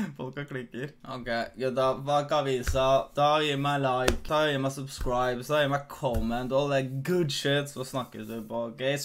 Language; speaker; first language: Norwegian; early bilingual, other home language; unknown